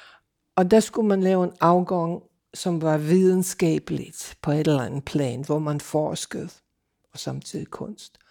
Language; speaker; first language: Danish; non-native, fluent; English